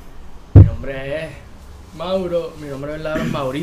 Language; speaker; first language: Spanish; native; Spanish